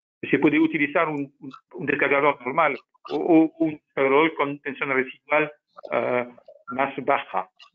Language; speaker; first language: Spanish; non-native, fluent; French